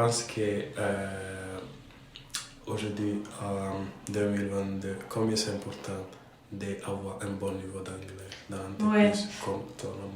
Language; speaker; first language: French; non-native, fluent; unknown